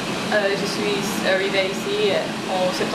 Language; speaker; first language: French; non-native, learner; English